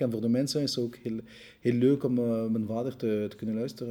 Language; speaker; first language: Dutch; non-native, local second language; French